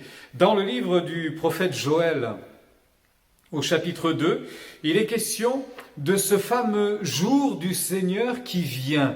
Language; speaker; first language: French; native; French